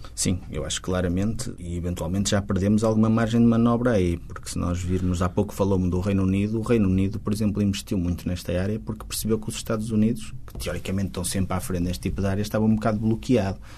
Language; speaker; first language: Portuguese; native; Portuguese